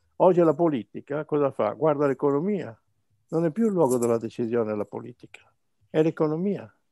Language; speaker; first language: Italian; native; Italian